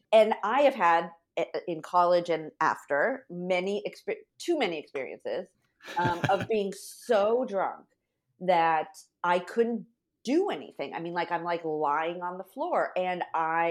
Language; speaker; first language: English; native; English